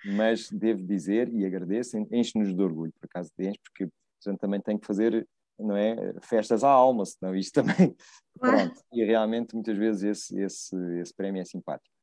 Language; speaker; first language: Portuguese; native; Portuguese